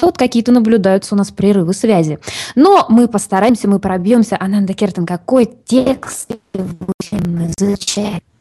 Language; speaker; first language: Russian; native; Russian